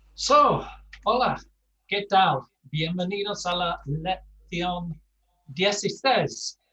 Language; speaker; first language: Spanish; non-native, fluent; English